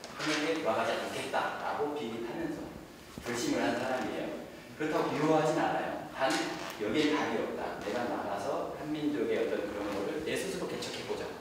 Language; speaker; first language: Korean; native; Korean